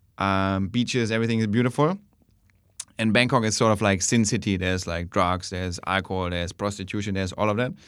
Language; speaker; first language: English; non-native, fluent; German